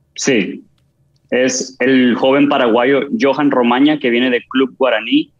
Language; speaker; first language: Spanish; native; Spanish